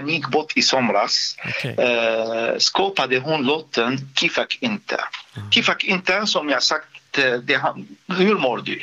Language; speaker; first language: Swedish; non-native, fluent; Arabic